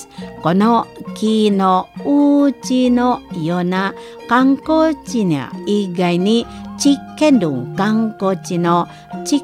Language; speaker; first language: Japanese; non-native, fluent; Indonesian